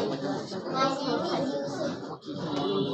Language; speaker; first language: English; non-native, local second language; Bangla